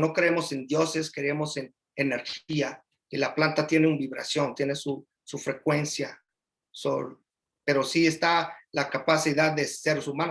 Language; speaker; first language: Spanish; early bilingual, heritage; English